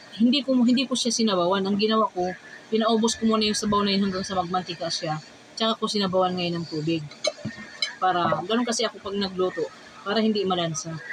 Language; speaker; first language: Filipino; non-native, local second language; Cebuano